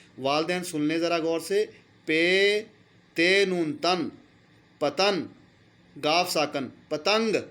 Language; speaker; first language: Urdu; non-native, local second language; Punjabi